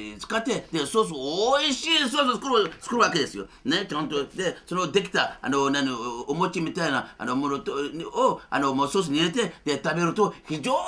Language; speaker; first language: Japanese; non-native, fluent; Fon